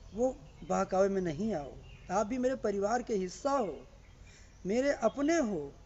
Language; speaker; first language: Hindi; native; Hindi